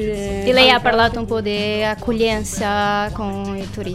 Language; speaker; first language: Italian; non-native, learner; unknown